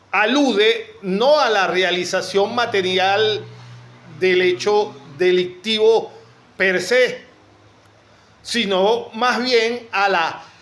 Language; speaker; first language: Spanish; native; Spanish